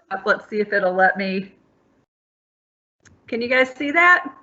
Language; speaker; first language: English; native; English